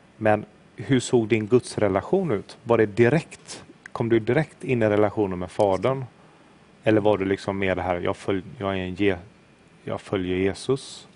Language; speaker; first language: Swedish; native; Swedish